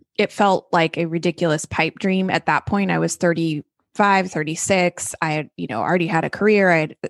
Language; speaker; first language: English; native; English